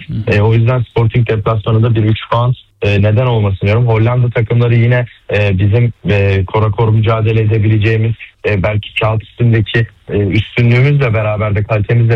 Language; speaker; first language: Turkish; native; Turkish